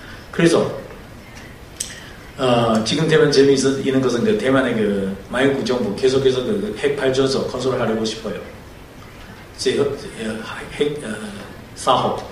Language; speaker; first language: Korean; non-native, fluent; Chinese